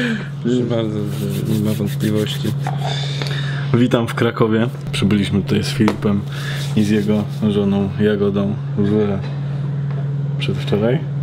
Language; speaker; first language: Polish; native; Polish